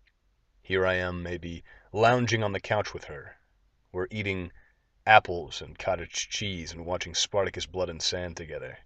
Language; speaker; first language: English; native; English